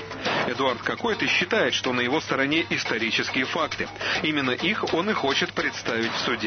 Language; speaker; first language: Russian; native; Russian